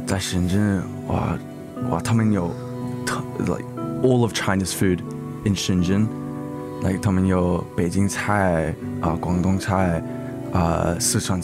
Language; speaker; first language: Chinese; early bilingual, heritage; English